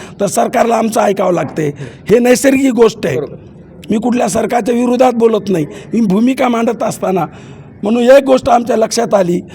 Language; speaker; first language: Marathi; non-native, local second language; Lambadi